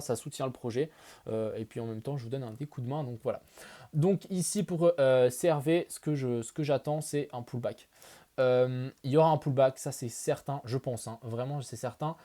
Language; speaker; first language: French; native; French